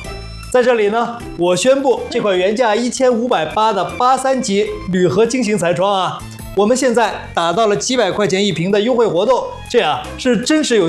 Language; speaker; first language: Chinese; native; Chinese